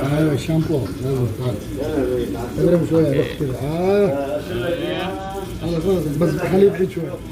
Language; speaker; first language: Arabic; non-native, learner; Turkish